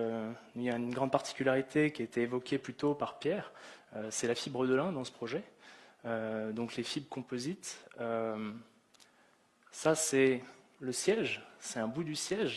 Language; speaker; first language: French; native; French